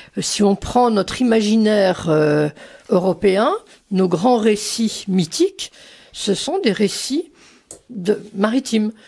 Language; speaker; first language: French; native; French